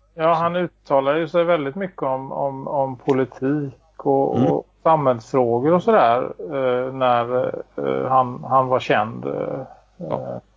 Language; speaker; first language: Swedish; native; Swedish